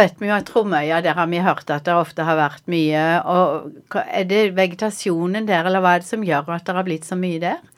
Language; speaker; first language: Norwegian; native; Norwegian